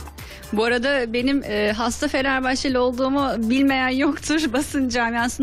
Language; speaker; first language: Turkish; native; Turkish